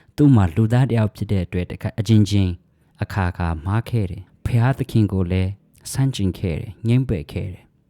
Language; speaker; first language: Burmese; native; Burmese